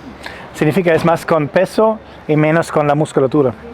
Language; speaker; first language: Spanish; non-native, learner; German